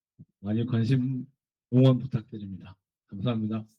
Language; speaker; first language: Korean; native; Korean